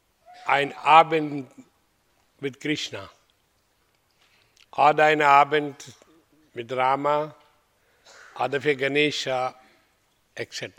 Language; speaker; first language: German; non-native, learner; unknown